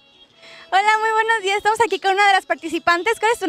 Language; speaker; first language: Spanish; native; Spanish